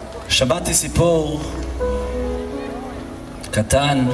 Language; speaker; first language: Hebrew; non-native, fluent; English